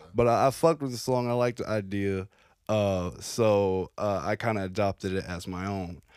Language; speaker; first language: English; native; English